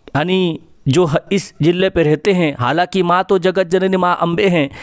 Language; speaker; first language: Hindi; non-native, local second language; Odia